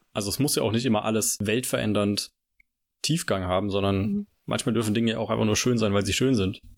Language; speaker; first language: German; native; German